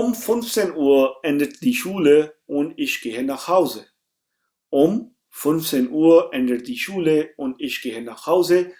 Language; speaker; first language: German; non-native, fluent; Urdu